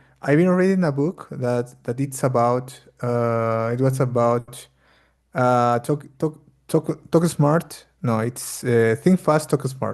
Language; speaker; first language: English; non-native, fluent; Spanish